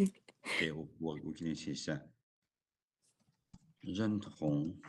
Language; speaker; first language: Chinese; non-native, fluent; Lao